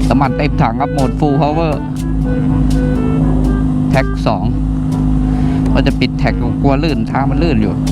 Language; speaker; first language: Thai; native; Thai